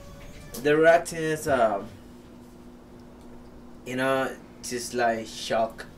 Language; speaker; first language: English; non-native, learner; Spanish